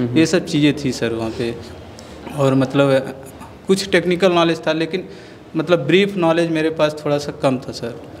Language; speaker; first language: Hindi; native; Hindi